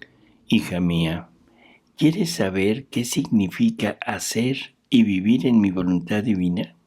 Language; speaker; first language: Spanish; native; Spanish